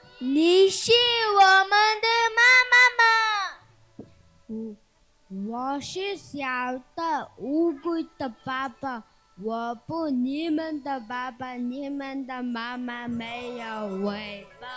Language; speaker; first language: Chinese; non-native, learner; Mongolian